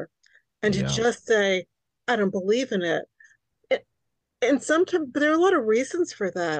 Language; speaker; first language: English; early bilingual, other home language; Hungarian